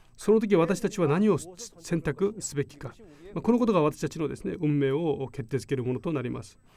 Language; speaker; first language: Japanese; non-native, fluent; Korean